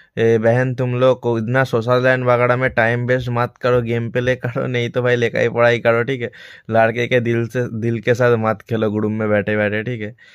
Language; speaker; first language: Hindi; non-native, local second language; Bangla